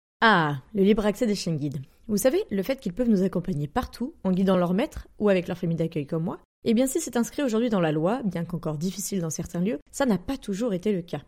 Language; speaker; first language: French; native; French